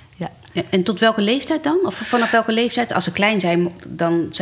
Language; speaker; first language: Dutch; native; Dutch